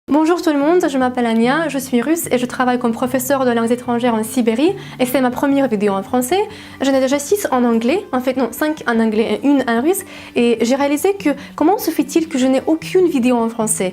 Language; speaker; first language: French; non-native, fluent; Russian